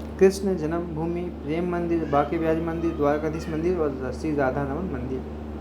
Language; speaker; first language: Hindi; native; Hindi